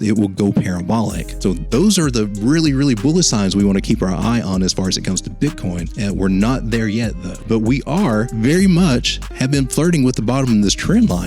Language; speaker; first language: English; native; English